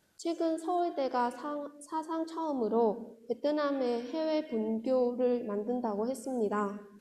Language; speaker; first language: Korean; non-native, fluent; Vietnamese